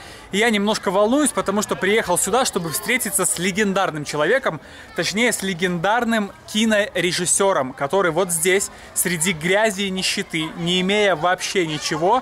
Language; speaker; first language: Russian; native; Russian